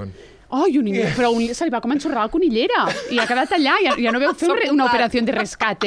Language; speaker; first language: Catalan; native; Catalan